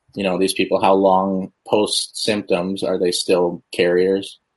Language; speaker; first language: English; native; English